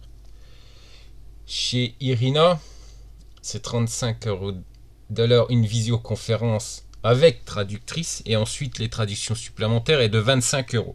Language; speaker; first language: French; native; French